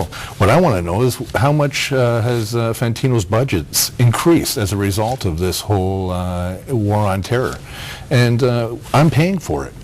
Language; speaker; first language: English; native; English